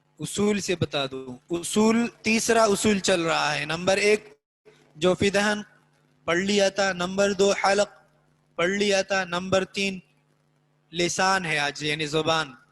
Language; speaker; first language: Urdu; native; Urdu